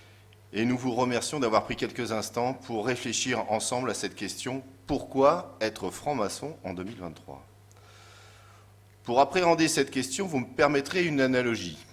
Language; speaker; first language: French; native; French